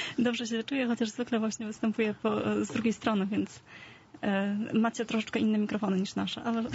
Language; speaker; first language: Polish; native; Polish